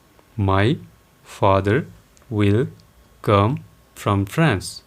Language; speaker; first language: English; non-native, local second language; Nepali